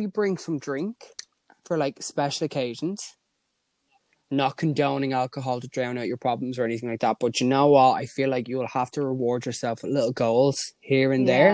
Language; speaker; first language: English; native; English